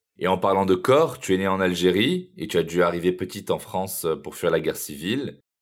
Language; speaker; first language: French; native; French